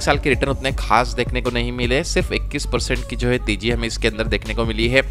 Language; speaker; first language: Hindi; native; Hindi